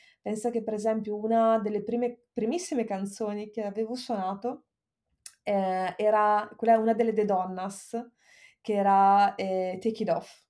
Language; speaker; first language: Italian; native; Italian